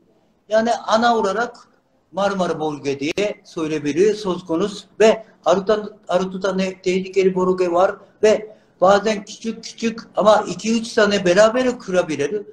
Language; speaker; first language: Turkish; non-native, learner; Japanese